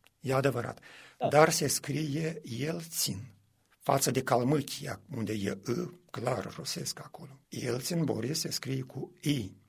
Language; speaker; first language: Romanian; native; Romanian